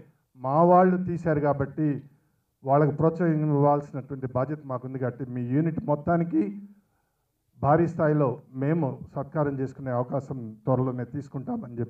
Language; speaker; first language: Telugu; native; Telugu